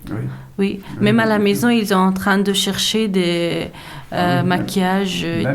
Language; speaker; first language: French; non-native, learner; Persian